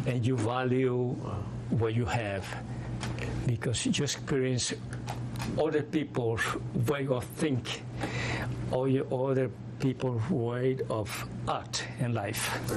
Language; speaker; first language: English; non-native, fluent; Spanish